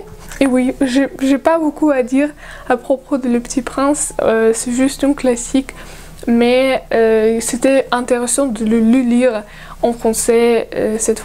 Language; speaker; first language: French; non-native, fluent; Russian